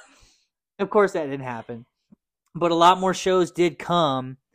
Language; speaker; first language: English; native; English